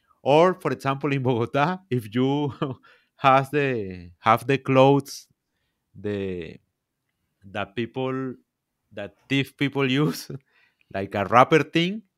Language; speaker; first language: English; non-native, learner; Spanish